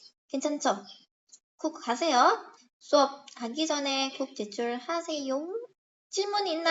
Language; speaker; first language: Korean; non-native, fluent; Indonesian